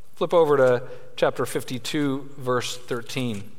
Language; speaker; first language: English; native; English